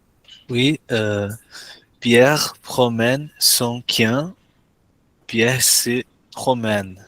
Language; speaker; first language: French; non-native, learner; Portuguese